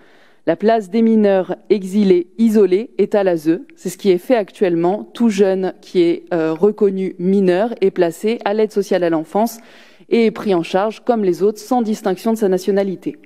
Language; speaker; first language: French; native; French